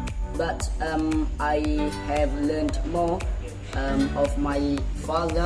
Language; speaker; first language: English; non-native, learner; Indonesian